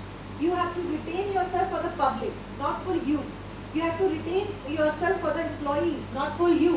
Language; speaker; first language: English; non-native, local second language; Hindi